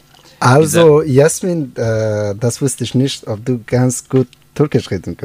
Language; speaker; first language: German; non-native, learner; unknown